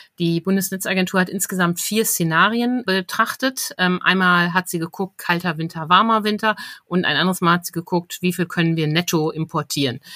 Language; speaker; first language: German; native; German